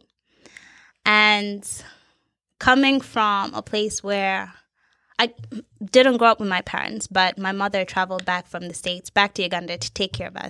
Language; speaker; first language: English; non-native, local second language; Ganda